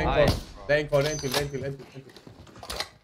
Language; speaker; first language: Swedish; native; Swedish